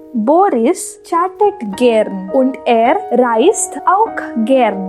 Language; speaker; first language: German; non-native, fluent; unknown